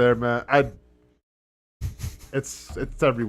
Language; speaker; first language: English; native; English